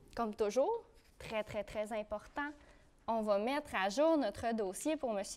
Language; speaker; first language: French; native; French